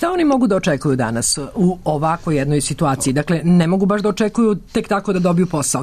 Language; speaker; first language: Serbian; native; Serbian